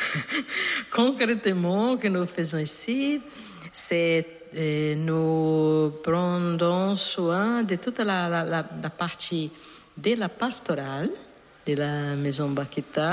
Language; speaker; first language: French; non-native, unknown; Portuguese